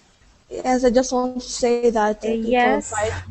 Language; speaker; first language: English; non-native, fluent; Arabic